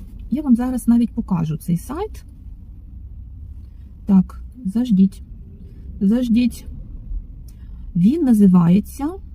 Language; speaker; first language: Ukrainian; non-native, local second language; Russian